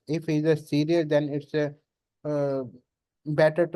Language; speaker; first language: English; non-native, learner; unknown